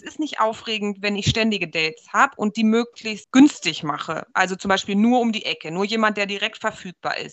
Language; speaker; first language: German; native; German